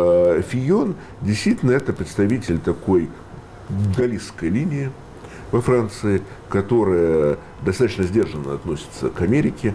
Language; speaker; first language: Russian; native; Russian